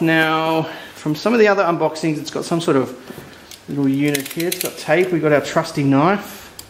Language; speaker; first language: English; native; English